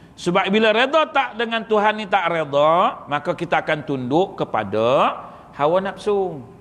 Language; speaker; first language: Malay; native; Malay